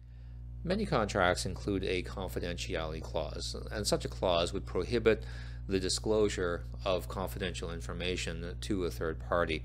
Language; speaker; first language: English; native; English